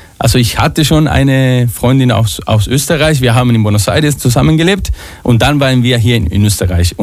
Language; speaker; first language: German; non-native, fluent; Spanish